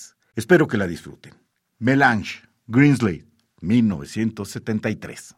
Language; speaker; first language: Spanish; native; Spanish